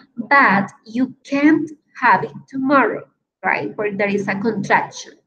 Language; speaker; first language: English; non-native, fluent; Spanish